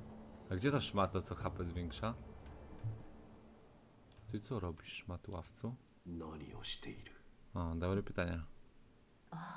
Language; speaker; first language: Polish; native; Polish